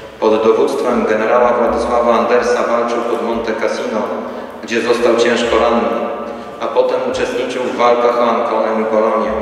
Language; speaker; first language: Polish; native; Polish